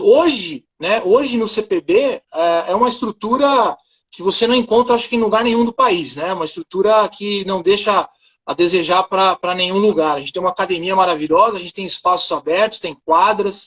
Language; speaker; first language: Portuguese; native; Portuguese